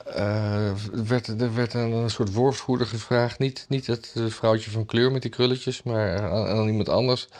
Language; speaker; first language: Dutch; native; Dutch